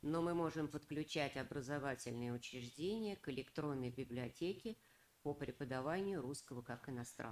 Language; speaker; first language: Russian; native; Russian